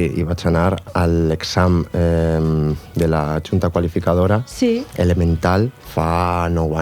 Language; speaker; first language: Catalan; non-native, local second language; Spanish